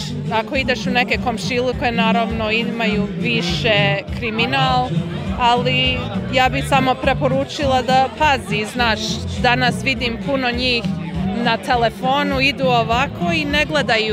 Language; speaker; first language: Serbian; early bilingual, heritage; Serbian